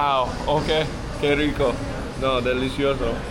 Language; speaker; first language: Spanish; non-native, fluent; English